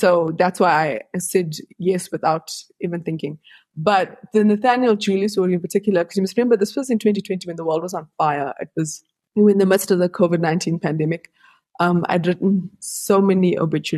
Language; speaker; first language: English; native; English